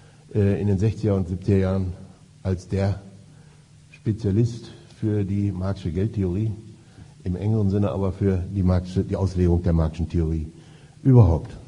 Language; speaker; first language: German; native; German